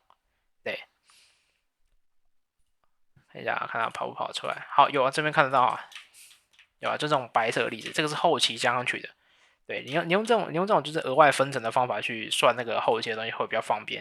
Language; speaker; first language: Chinese; native; Chinese